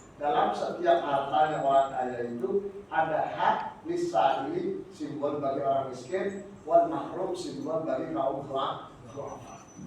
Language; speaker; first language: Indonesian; non-native, local second language; Javanese